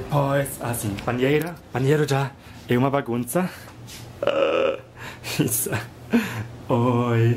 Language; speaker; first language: Portuguese; non-native, fluent; German